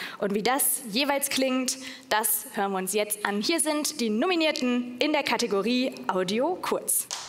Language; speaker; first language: German; native; German